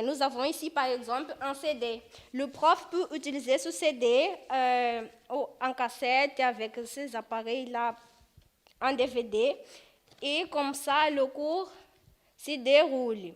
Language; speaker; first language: French; non-native, fluent; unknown